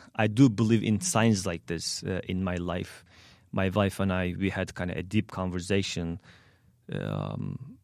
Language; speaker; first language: English; non-native, fluent; Turkish